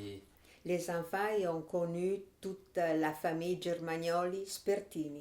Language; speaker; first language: French; non-native, fluent; Italian